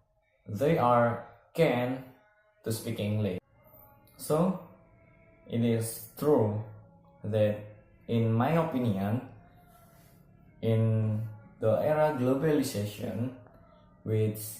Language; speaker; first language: English; non-native, learner; Indonesian